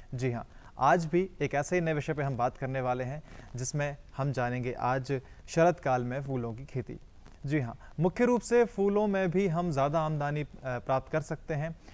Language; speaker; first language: Hindi; native; Hindi